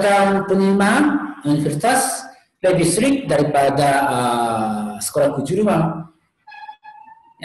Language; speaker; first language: Indonesian; non-native, learner; Japanese